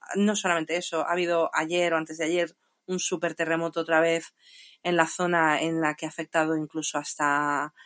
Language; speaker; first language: Spanish; native; Spanish